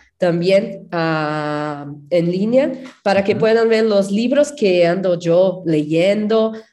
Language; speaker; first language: Spanish; non-native, fluent; Portuguese